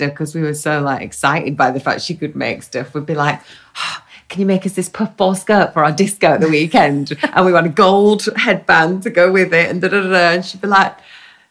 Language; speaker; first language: English; native; English